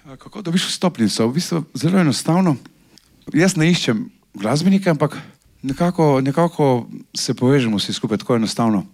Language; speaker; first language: Slovenian; non-native, fluent; Croatian